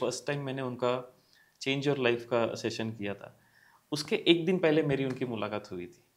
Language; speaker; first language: Hindi; non-native, local second language; Marathi